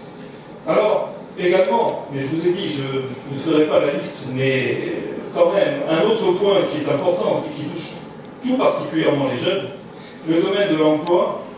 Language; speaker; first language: French; native; French